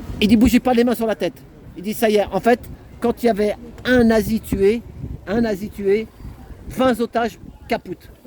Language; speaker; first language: French; native; French